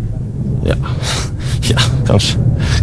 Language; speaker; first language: Norwegian; non-native, fluent; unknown